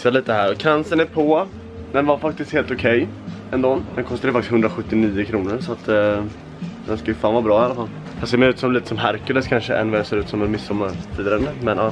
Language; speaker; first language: Swedish; native; Swedish